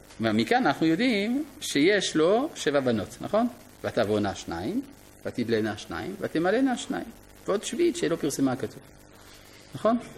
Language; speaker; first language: Hebrew; non-native, fluent; French